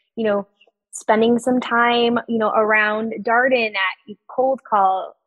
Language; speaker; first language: English; native; English